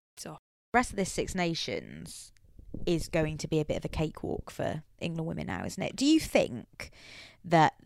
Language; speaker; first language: English; native; English